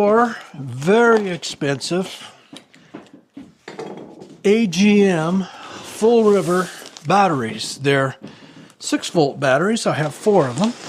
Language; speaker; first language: English; native; English